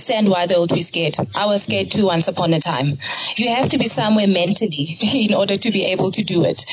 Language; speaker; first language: English; non-native, local second language; Zulu